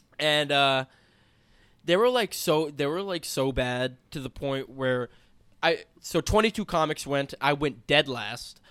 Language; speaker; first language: English; native; English